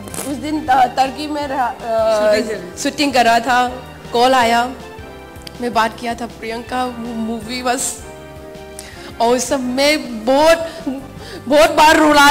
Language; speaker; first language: Hindi; non-native, local second language; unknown